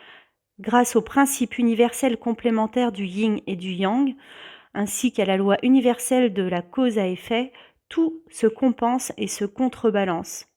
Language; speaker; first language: French; native; French